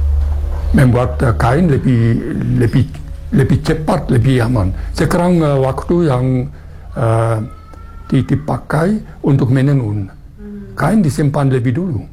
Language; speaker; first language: Indonesian; non-native, fluent; German